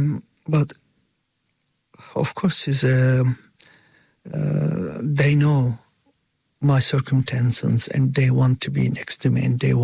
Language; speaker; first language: English; non-native, fluent; Turkish